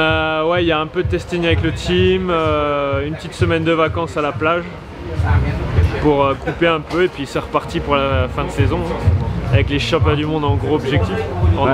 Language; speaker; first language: French; native; French